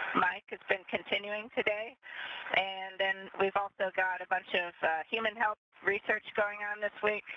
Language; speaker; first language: English; native; English